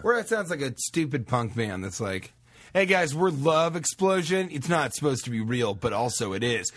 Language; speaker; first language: English; native; English